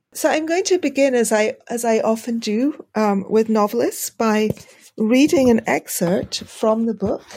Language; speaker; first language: English; native; English